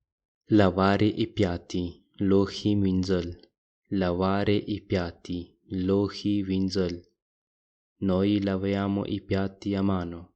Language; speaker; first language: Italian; non-native, fluent; Pashto